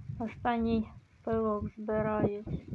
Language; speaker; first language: Ukrainian; native; Ukrainian